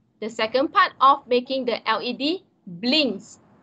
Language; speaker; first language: English; non-native, local second language; Malay